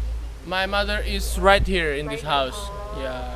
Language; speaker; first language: English; non-native, fluent; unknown